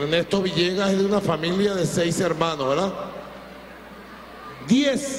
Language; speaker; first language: Spanish; native; Spanish